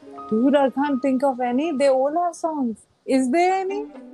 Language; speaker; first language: English; early bilingual, other home language; Punjabi